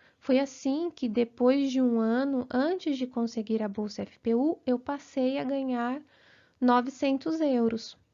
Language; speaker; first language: Portuguese; native; Portuguese